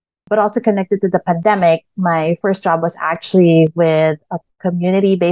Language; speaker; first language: English; non-native, local second language; Filipino